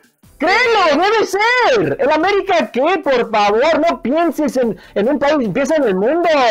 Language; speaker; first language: Spanish; native; Spanish